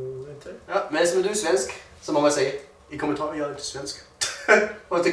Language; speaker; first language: Swedish; native; Swedish